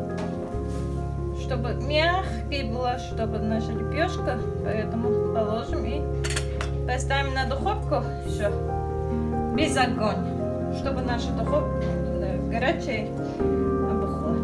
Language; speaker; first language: Russian; non-native, local second language; Tajik